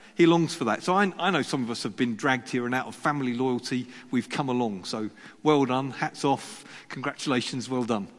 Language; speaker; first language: English; native; English